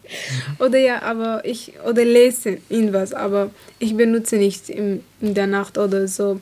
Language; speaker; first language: German; non-native, learner; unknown